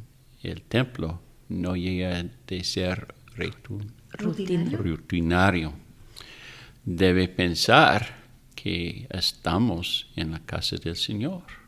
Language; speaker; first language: Spanish; non-native, fluent; English